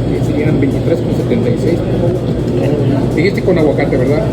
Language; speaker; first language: Spanish; native; Spanish